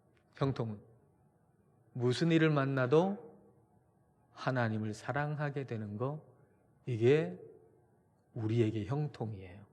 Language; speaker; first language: Korean; native; Korean